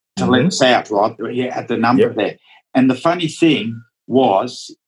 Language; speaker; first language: English; non-native, local second language; Dutch